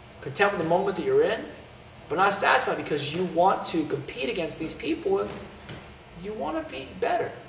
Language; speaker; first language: English; native; English